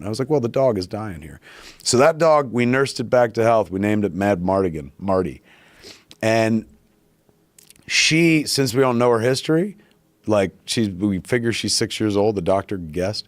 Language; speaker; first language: English; native; English